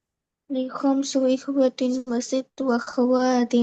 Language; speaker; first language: Arabic; non-native, learner; Bangla